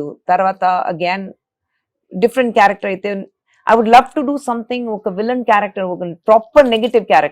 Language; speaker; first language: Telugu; non-native, fluent; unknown